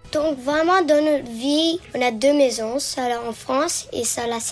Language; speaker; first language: French; early bilingual, heritage; French